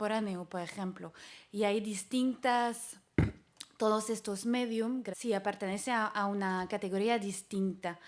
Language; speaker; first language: Spanish; non-native, fluent; French